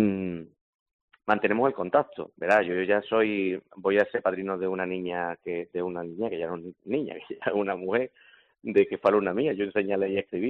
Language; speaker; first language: Spanish; native; Spanish